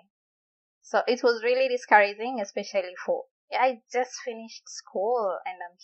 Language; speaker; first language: English; non-native, local second language; Gusii